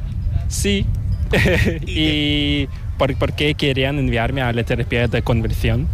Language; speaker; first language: Spanish; non-native, fluent; Korean